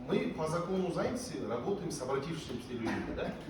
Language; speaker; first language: Russian; non-native, local second language; Kazakh